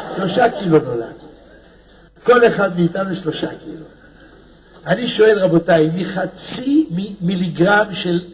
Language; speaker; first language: Hebrew; native; Hebrew